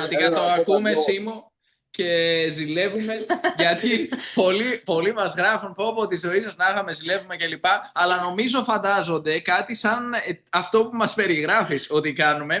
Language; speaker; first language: Greek; native; Greek